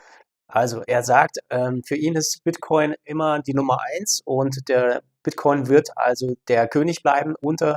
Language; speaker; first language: German; native; German